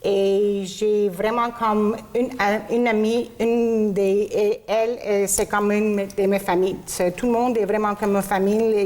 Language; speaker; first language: French; non-native, local second language; Greek